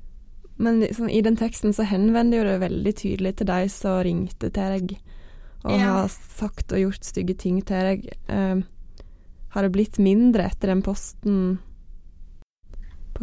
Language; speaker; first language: Norwegian; native; Norwegian